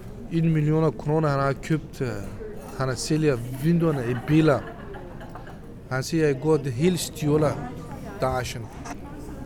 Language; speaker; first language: Danish; non-native, learner; Kurdish